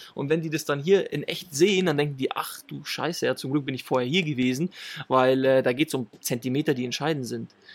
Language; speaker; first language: German; early bilingual, other home language; Italian